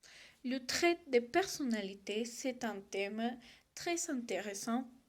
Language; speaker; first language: French; non-native, learner; Spanish